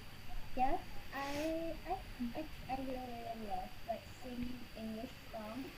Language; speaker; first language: English; non-native, learner; Vietnamese